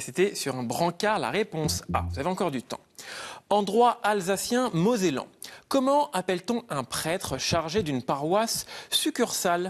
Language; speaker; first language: French; native; French